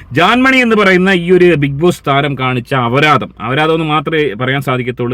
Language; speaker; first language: Malayalam; native; Malayalam